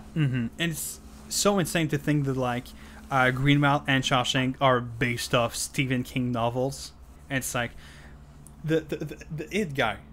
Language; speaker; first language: English; non-native, fluent; French